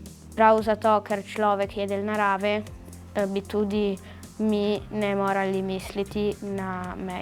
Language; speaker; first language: Slovenian; non-native, local second language; Italian